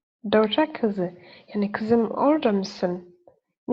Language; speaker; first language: Turkish; non-native, learner; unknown